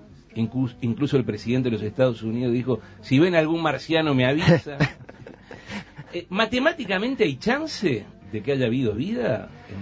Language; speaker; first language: Spanish; native; Spanish